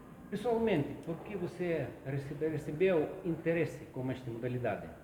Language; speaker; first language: Portuguese; non-native, fluent; Russian